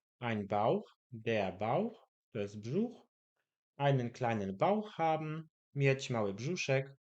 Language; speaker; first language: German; non-native, fluent; Polish